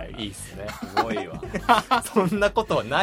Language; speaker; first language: Japanese; native; Japanese